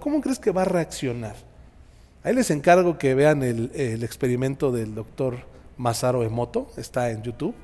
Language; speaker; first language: Spanish; native; Spanish